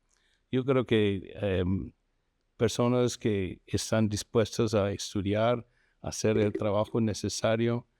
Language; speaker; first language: Spanish; non-native, fluent; English